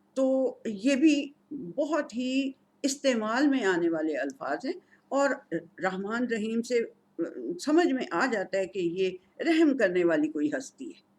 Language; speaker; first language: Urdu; non-native, local second language; Punjabi